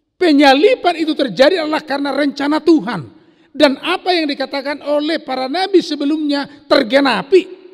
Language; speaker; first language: Indonesian; non-native, local second language; Batak Toba